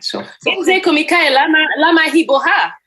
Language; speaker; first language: Hebrew; non-native, learner; English